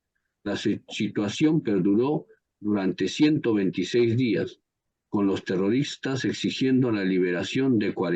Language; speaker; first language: Spanish; native; Spanish